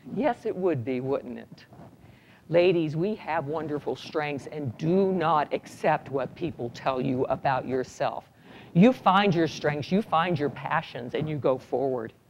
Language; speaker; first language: English; native; English